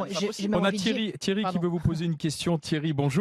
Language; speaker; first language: French; native; French